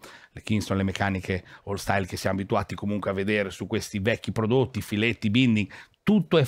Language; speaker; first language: Italian; native; Italian